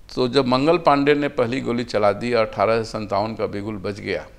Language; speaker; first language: Hindi; native; Hindi